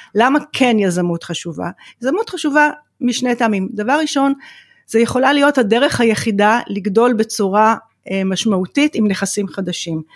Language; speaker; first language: Hebrew; native; Hebrew